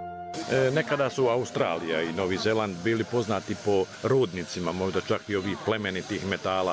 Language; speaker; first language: Serbian; native; Serbian